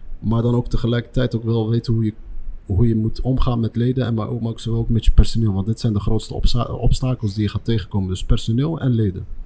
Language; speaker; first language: Dutch; early bilingual, other home language; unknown